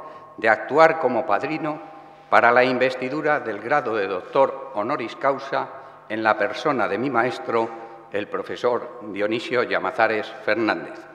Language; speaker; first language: Spanish; native; Spanish